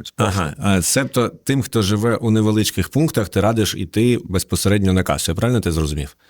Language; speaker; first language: Ukrainian; native; Ukrainian